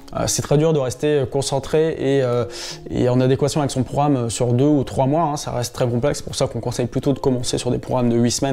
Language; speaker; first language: French; native; French